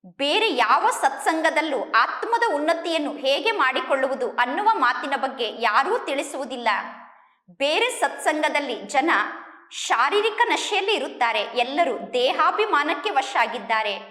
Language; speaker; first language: Kannada; native; Kannada